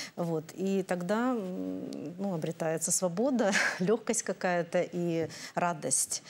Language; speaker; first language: Russian; native; Russian